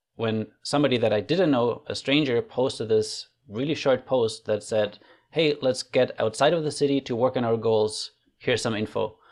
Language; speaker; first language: English; non-native, fluent; German